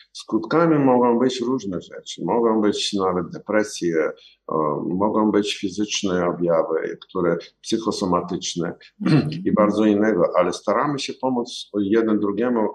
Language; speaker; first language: Polish; non-native, learner; Ukrainian